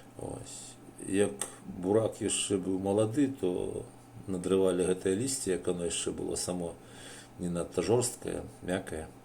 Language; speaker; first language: Belarusian; native; Belarusian